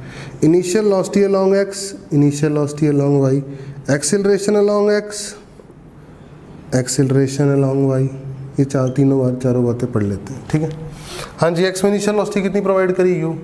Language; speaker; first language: Hindi; native; Hindi